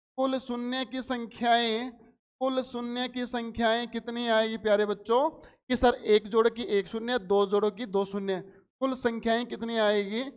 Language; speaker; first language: Hindi; native; Hindi